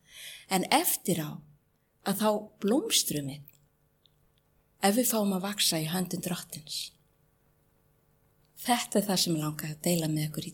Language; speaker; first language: Icelandic; native; Icelandic